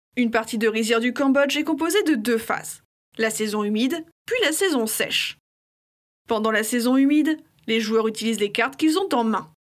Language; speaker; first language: French; native; French